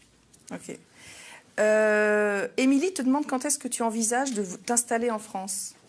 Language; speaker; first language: French; native; French